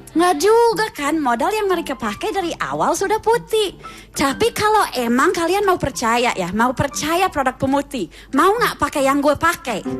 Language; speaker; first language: Indonesian; non-native, fluent; English